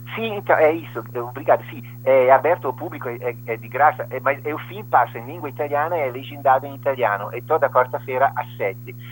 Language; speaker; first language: Portuguese; non-native, fluent; Italian